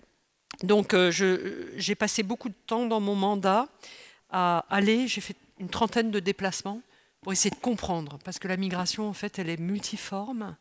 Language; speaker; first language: French; native; French